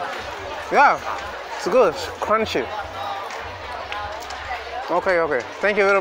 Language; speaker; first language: English; non-native, learner; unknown